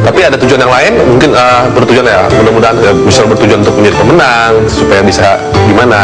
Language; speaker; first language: Indonesian; native; Indonesian